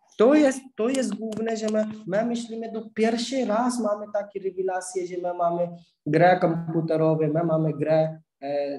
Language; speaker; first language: Polish; non-native, learner; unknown